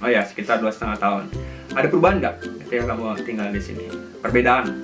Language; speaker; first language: Indonesian; native; Indonesian